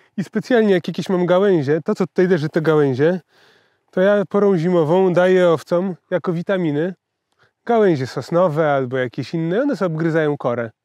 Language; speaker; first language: Polish; native; Polish